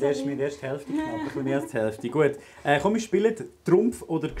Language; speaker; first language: German; native; German